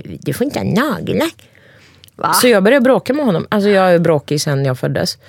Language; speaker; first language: Swedish; early bilingual, other home language; Turkish